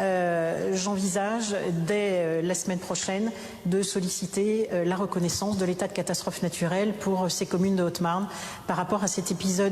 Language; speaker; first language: French; native; French